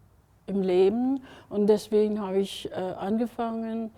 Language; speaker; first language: German; non-native, fluent; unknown